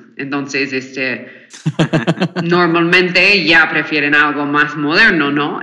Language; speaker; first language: Spanish; non-native, fluent; English